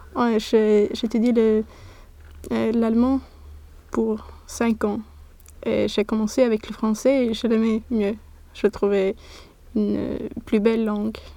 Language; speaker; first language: French; non-native, learner; Swedish